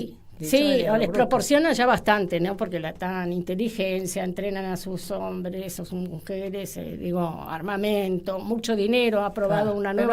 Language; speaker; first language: Spanish; native; Spanish